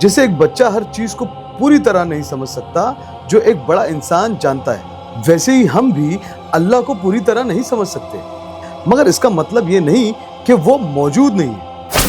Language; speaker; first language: Hindi; native; Hindi